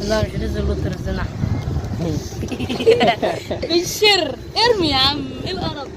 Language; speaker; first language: Arabic; native; Arabic